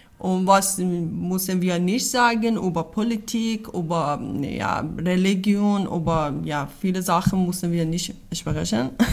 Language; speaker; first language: German; non-native, learner; Persian